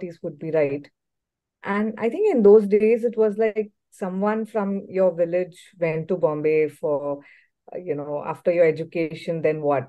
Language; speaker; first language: English; non-native, local second language; Tamil